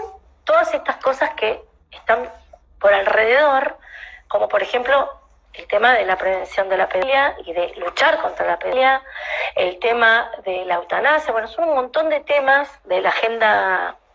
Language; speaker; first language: Spanish; native; Spanish